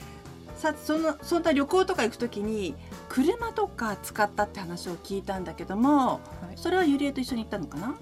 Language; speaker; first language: Japanese; native; Japanese